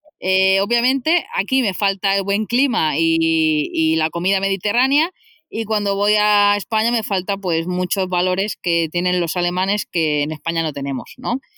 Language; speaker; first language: Spanish; native; Spanish